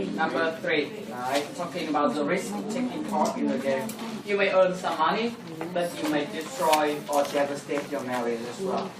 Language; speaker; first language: English; non-native, fluent; Vietnamese